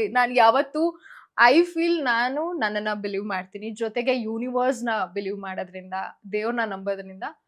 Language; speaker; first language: Kannada; native; Kannada